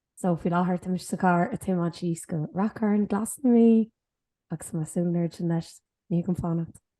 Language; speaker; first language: Irish; non-native, local second language; English